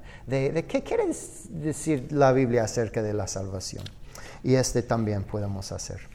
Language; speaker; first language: Spanish; non-native, fluent; English